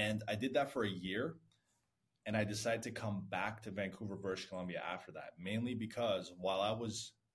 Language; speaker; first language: English; early bilingual, other home language; Persian